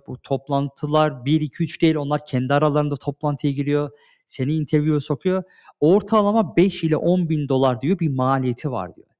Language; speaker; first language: Turkish; early bilingual, heritage; Turkish